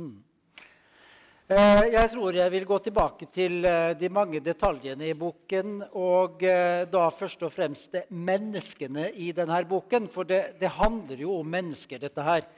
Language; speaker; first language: Norwegian; native; Norwegian